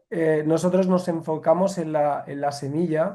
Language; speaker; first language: Spanish; native; Spanish